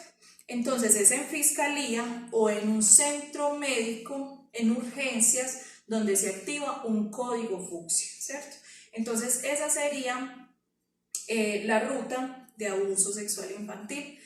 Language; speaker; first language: Spanish; native; Spanish